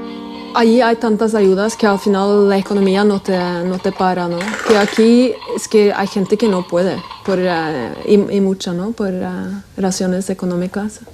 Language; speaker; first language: Spanish; non-native, fluent; Norwegian